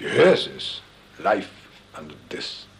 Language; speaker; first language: English; non-native, learner; Japanese